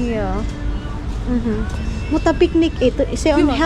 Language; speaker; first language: Finnish; non-native, learner; Filipino